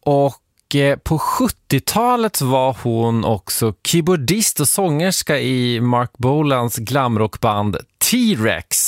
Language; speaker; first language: Swedish; native; Swedish